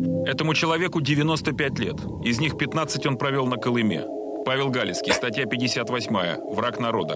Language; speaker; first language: Russian; native; Russian